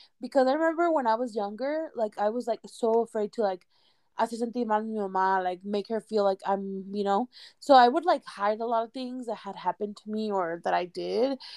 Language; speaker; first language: English; early bilingual, other home language; Spanish